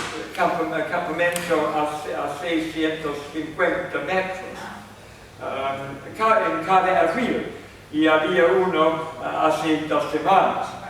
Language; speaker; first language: Spanish; non-native, fluent; English